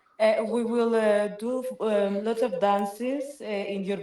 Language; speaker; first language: English; non-native, learner; Greek